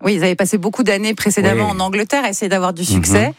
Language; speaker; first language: French; native; French